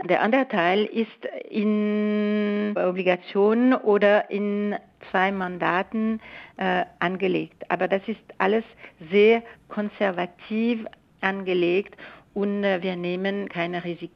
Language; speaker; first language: German; non-native, local second language; French